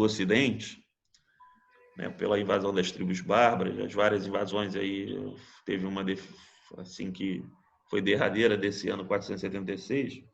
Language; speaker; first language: Portuguese; native; Portuguese